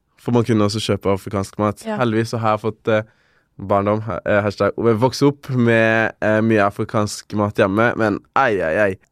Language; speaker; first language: Norwegian; early bilingual, other home language; Kinyarwanda